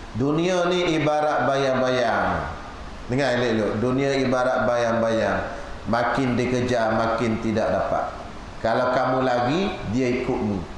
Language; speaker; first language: Malay; native; Malay